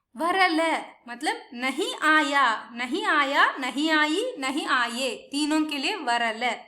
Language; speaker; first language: Hindi; non-native, local second language; Tamil